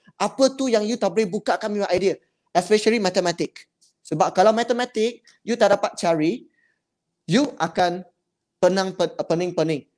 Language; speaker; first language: Malay; non-native, local second language; Chinese